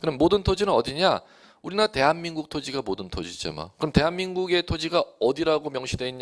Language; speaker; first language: Korean; native; Korean